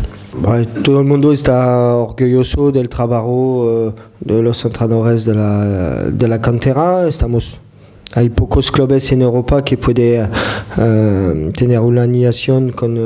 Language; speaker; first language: Spanish; non-native, fluent; French